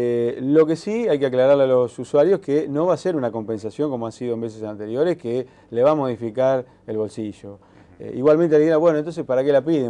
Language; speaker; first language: Spanish; native; Spanish